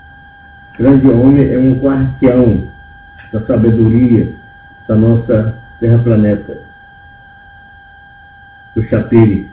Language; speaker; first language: Portuguese; non-native, local second language; Yanomámi